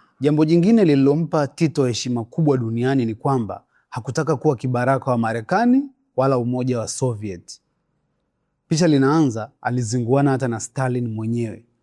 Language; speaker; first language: Swahili; native; Swahili